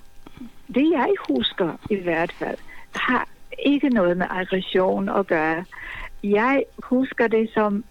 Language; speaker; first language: Danish; non-native, fluent; Polish